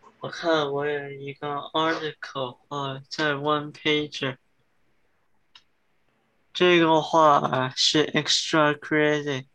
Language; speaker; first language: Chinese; early bilingual, heritage; Chinese